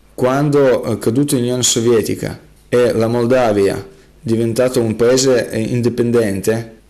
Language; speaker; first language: Italian; non-native, fluent; Russian